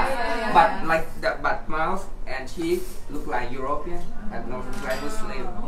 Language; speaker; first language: English; non-native, learner; Thai